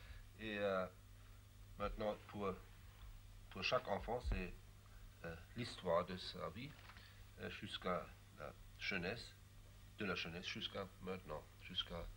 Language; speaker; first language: French; non-native, fluent; German